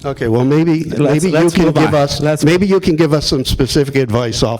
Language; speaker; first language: English; native; English